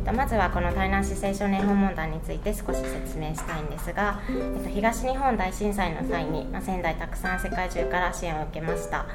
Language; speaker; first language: Japanese; native; Japanese